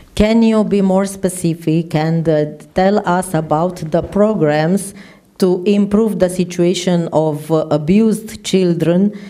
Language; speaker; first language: English; non-native, fluent; Romanian